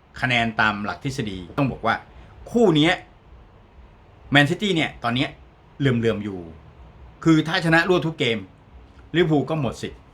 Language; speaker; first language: Thai; native; Thai